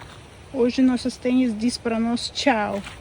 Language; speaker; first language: Portuguese; non-native, learner; Russian